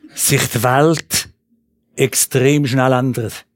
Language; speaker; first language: German; native; German